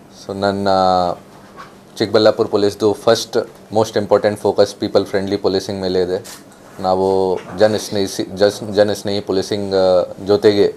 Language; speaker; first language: Kannada; non-native, fluent; Hindi